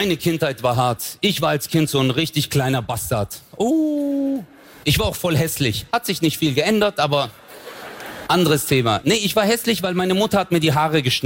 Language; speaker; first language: German; early bilingual, other home language; Turkish